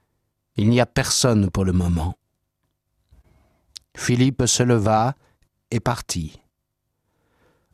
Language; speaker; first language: French; native; French